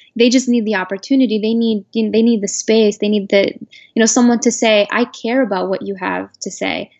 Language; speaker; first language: English; native; English